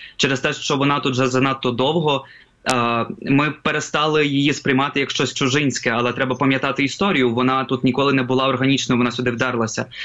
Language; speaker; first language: Ukrainian; non-native, local second language; Russian